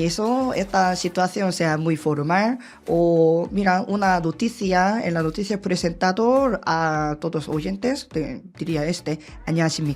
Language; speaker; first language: Spanish; non-native, learner; Korean